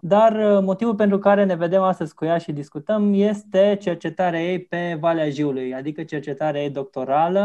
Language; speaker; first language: Romanian; native; Romanian